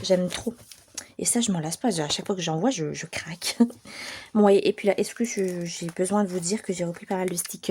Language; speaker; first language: French; native; French